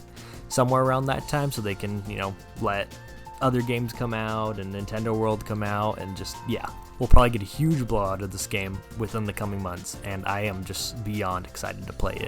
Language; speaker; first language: English; native; English